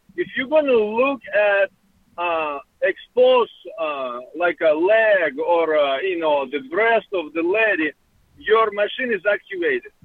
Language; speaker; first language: English; non-native, learner; Russian